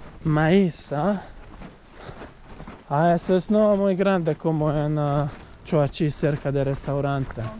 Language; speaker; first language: Spanish; non-native, learner; Croatian